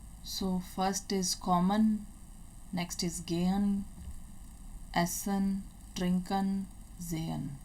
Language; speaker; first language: German; non-native, fluent; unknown